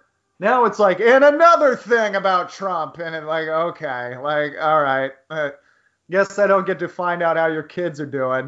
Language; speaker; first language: English; native; English